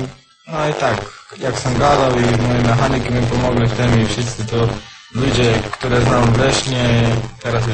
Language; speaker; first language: Polish; non-native, learner; Croatian